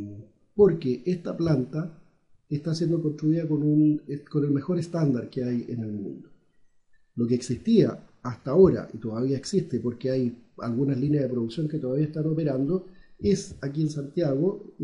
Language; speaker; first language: Spanish; native; Spanish